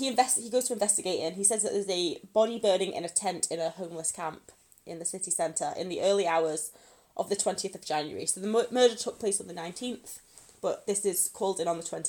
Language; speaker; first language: English; native; English